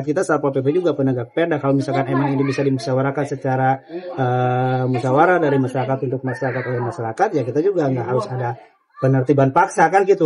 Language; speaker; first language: Indonesian; non-native, local second language; Sundanese